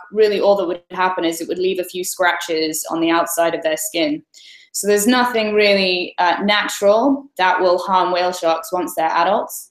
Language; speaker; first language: English; native; English